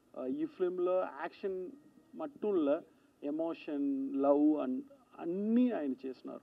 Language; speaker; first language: Telugu; non-native, learner; Tamil